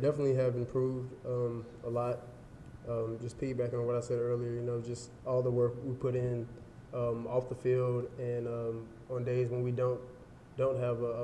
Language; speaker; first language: English; native; English